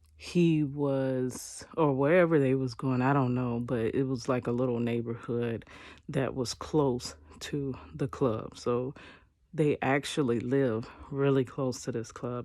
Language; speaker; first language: English; native; English